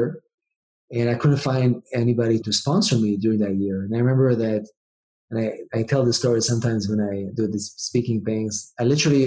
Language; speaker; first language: English; non-native, fluent; Hebrew